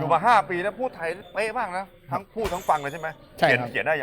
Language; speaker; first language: Thai; native; Thai